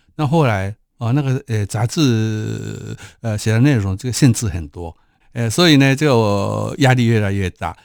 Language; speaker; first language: Chinese; non-native, fluent; Japanese